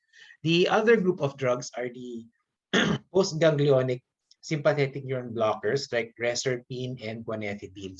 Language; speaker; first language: English; non-native, local second language; Filipino